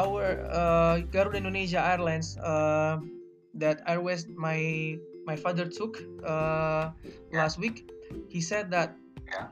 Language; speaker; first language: English; non-native, learner; Indonesian